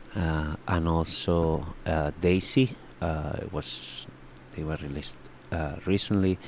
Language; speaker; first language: English; non-native, fluent; Spanish